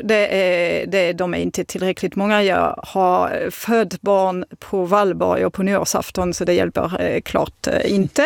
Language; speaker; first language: Swedish; non-native, fluent; French